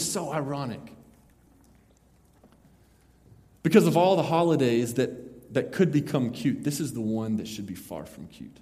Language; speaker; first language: English; native; English